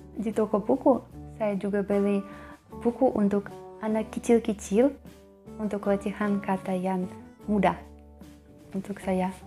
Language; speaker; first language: Indonesian; non-native, learner; Russian